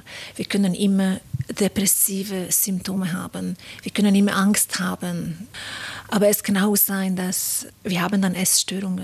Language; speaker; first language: German; non-native, fluent; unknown